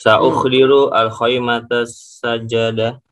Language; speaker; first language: Arabic; non-native, learner; Indonesian